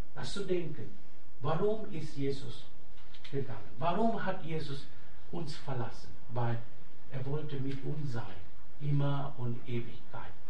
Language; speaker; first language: German; non-native, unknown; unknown